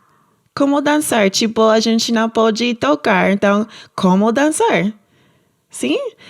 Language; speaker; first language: Portuguese; non-native, learner; English